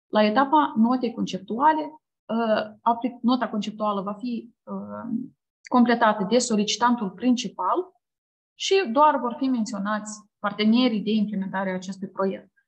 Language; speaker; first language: Romanian; native; Romanian